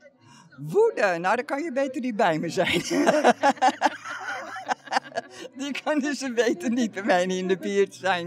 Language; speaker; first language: Dutch; native; Dutch